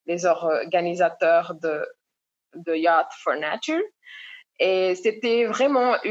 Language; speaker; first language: French; non-native, local second language; Comorian